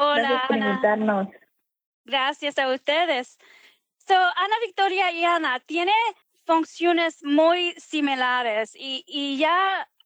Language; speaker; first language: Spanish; early bilingual, heritage; Spanish